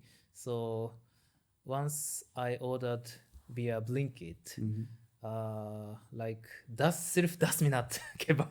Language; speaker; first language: Hindi; non-native, learner; Japanese